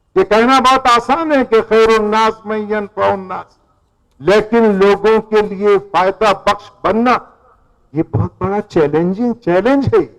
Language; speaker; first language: Urdu; native; Urdu